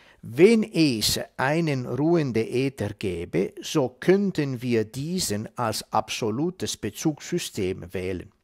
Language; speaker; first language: German; non-native, fluent; Italian